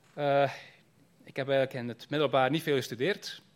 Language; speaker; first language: Dutch; native; Dutch